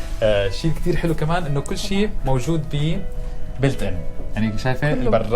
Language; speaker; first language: Arabic; native; Arabic